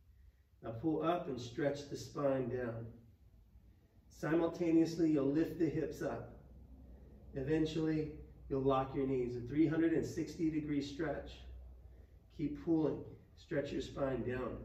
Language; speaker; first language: English; native; English